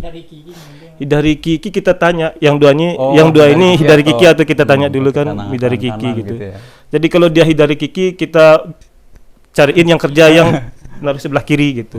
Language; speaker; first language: Indonesian; native; Indonesian